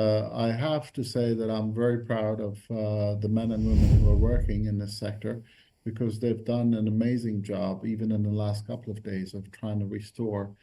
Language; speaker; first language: English; non-native, fluent; Arabic